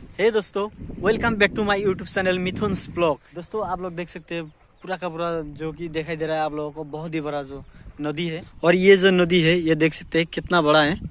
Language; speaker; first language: Hindi; non-native, local second language; Bangla